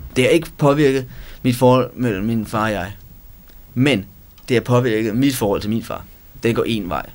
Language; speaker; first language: Danish; native; Danish